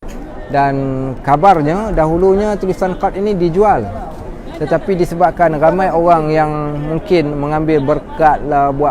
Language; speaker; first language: Malay; native; Malay